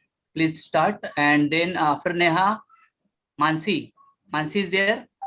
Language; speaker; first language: English; non-native, local second language; Marathi